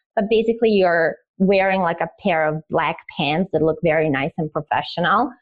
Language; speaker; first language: English; early bilingual, other home language; Italian